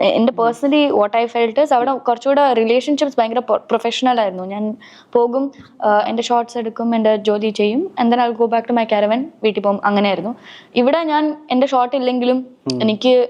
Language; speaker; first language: Malayalam; early bilingual, heritage; Malayalam